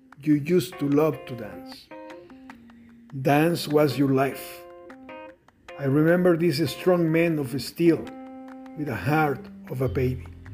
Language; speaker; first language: English; non-native, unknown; Spanish